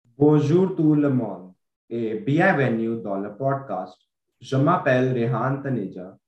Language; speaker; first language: French; non-native, learner; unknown